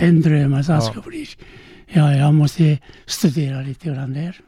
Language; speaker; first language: Swedish; non-native, learner; Korean